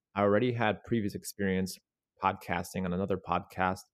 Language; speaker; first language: English; native; English